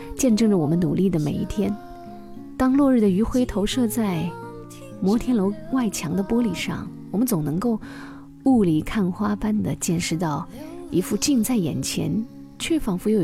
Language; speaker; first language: Chinese; native; Chinese